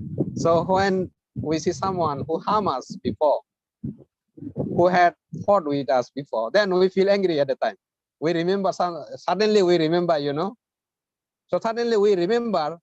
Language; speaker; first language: English; non-native, fluent; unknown